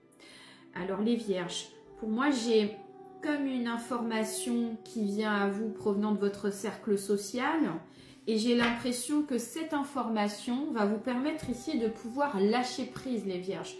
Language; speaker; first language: French; native; French